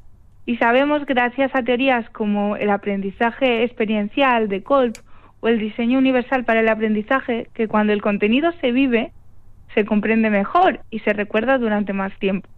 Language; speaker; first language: Spanish; native; Spanish